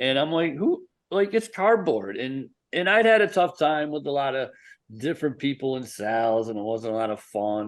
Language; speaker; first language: English; native; English